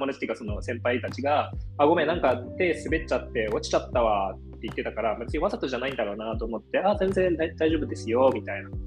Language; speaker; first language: Japanese; early bilingual, heritage; Japanese